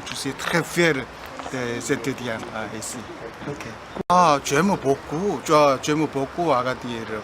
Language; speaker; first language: French; non-native, learner; Korean